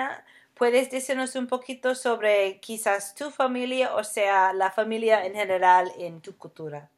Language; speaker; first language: Spanish; non-native, fluent; English